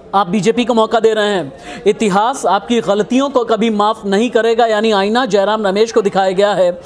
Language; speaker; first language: Hindi; native; Hindi